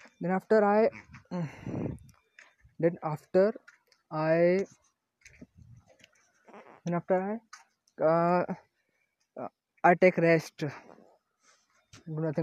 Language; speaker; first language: English; non-native, learner; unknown